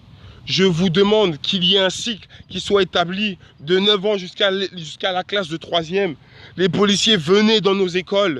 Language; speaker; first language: French; native; French